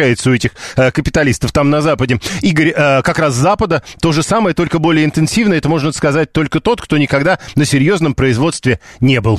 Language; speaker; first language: Russian; native; Russian